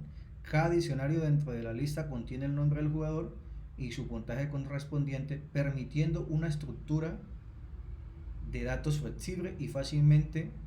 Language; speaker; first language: Spanish; native; Spanish